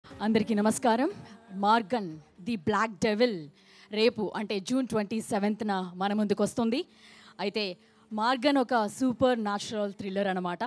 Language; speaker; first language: Telugu; native; Telugu